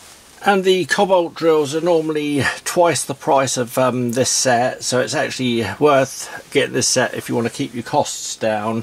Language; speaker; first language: English; native; English